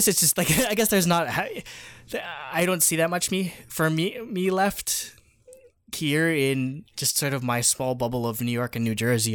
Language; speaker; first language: English; early bilingual, other home language; Filipino